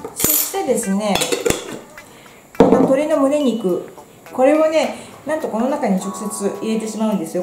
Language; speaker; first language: Japanese; native; Japanese